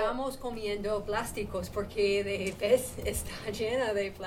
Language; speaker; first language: Spanish; non-native, learner; English